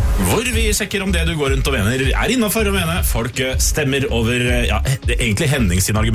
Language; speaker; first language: Norwegian; native; Norwegian